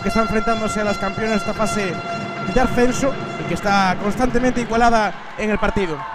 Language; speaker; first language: Spanish; native; Spanish